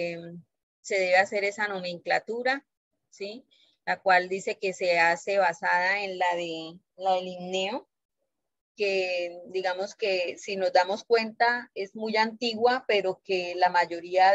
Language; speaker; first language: Spanish; native; Spanish